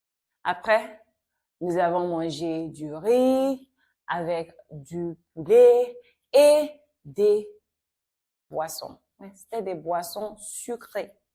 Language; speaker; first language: French; non-native, fluent; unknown